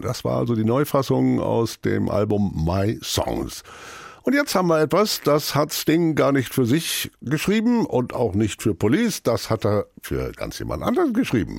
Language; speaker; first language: German; native; German